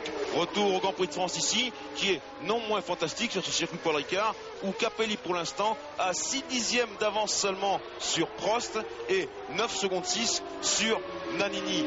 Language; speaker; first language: French; native; French